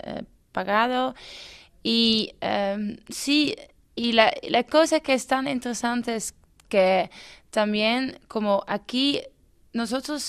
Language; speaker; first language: Spanish; non-native, learner; Dutch